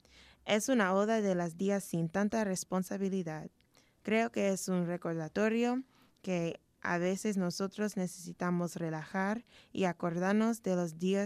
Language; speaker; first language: Spanish; non-native, learner; English